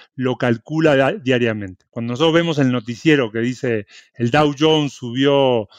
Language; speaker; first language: Spanish; native; Spanish